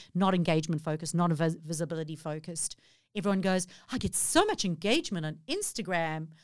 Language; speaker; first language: English; native; English